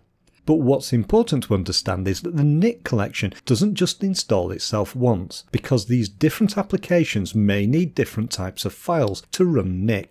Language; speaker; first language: English; native; English